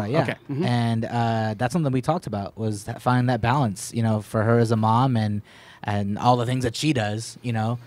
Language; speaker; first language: English; native; English